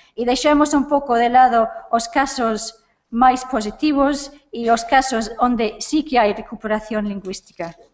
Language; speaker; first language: Galician; non-native, fluent; English